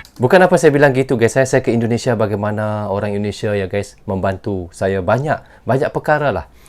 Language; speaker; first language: Malay; native; Malay